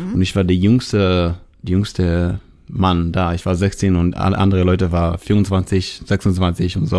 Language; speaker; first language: German; non-native, learner; Hebrew